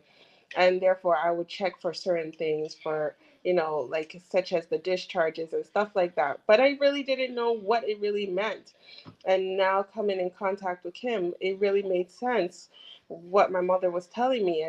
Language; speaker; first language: English; non-native, local second language; Akan